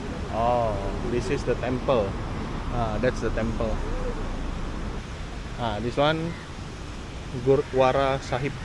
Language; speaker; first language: English; non-native, local second language; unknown